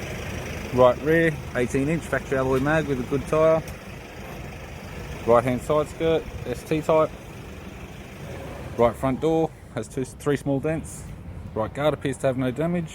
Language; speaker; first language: English; native; English